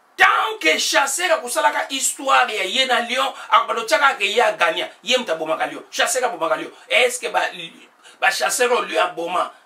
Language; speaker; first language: Lingala; non-native, local second language; Kongo